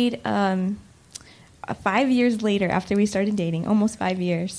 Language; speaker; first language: English; native; English